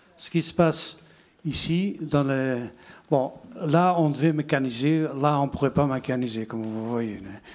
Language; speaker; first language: French; non-native, fluent; Portuguese